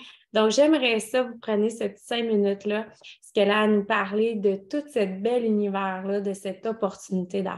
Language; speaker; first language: French; native; French